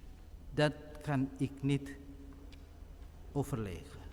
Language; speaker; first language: Dutch; non-native, fluent; Indonesian